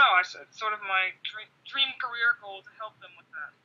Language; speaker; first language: English; native; English